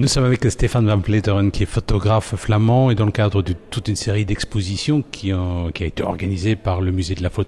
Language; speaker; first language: French; native; French